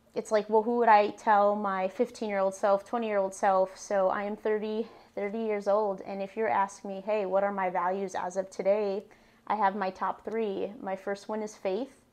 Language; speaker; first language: English; native; English